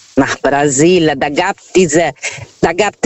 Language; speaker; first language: German; non-native, learner; Portuguese